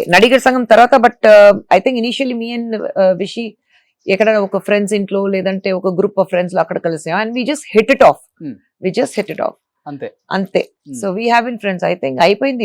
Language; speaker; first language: Telugu; non-native, fluent; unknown